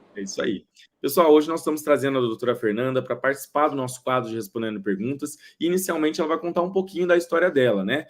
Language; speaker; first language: Portuguese; native; Portuguese